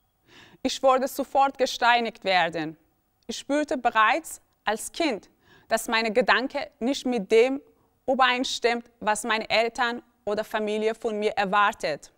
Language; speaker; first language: German; early bilingual, other home language; Persian